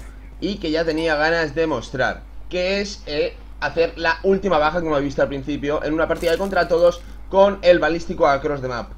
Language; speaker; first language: Spanish; native; Spanish